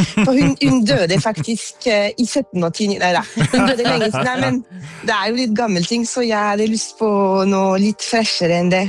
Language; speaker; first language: Norwegian; non-native, fluent; French